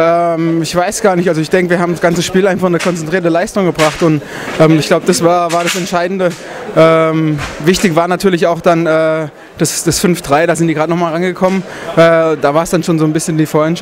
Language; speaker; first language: German; native; German